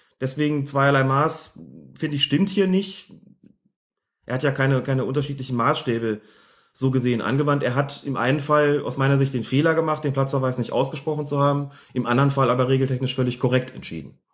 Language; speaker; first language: German; native; German